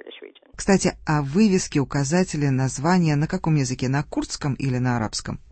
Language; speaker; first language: Russian; native; Russian